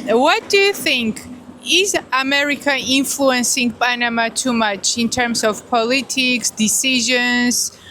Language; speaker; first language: English; non-native, learner; Georgian